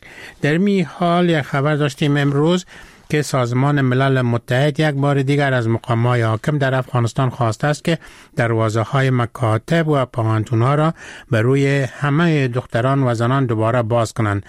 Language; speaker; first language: Persian; native; Persian